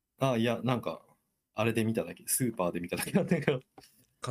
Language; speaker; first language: Japanese; native; Japanese